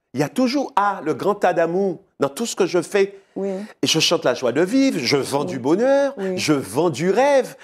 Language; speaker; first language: French; native; French